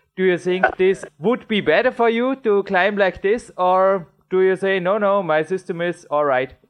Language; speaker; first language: English; non-native, fluent; German